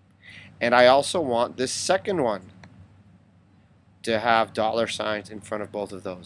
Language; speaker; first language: English; native; English